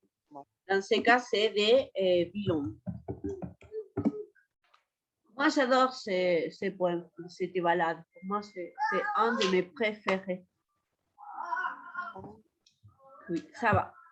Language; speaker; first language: French; non-native, fluent; Spanish